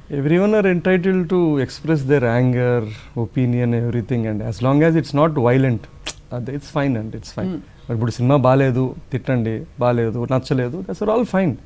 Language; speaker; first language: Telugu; native; Telugu